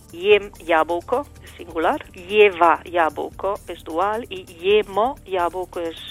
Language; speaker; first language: Catalan; non-native, fluent; Slovenian